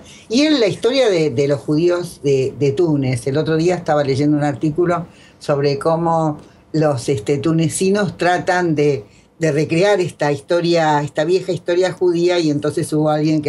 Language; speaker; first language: Spanish; native; Spanish